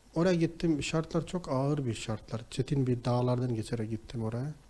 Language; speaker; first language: Turkish; non-native, fluent; Nepali